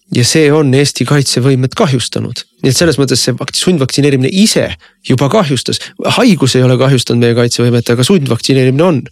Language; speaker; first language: Estonian; native; Estonian